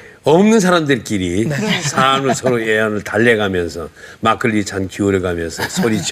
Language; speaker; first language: Korean; native; Korean